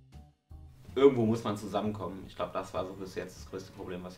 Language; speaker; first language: German; native; German